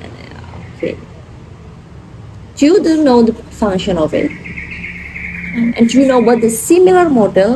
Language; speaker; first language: English; non-native, fluent; Indonesian